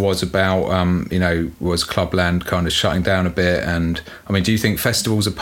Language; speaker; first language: English; native; English